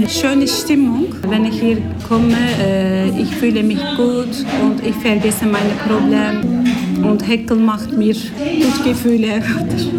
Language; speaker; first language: German; non-native, learner; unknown